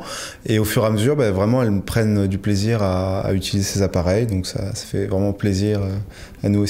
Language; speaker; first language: French; native; French